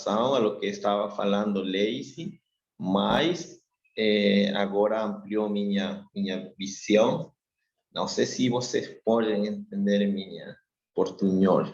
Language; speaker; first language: Portuguese; non-native, learner; Spanish